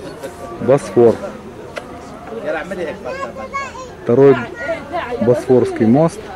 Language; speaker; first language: Russian; native; Russian